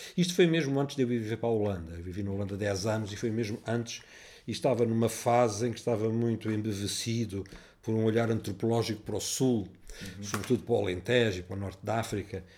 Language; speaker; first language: Portuguese; native; Portuguese